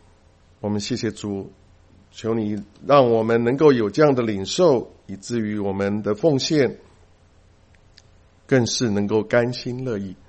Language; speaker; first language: Chinese; native; Chinese